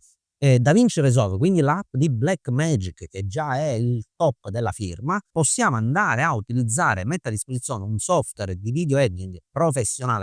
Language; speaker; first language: Italian; native; Italian